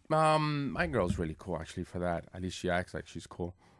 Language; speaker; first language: English; early bilingual, other home language; Spanish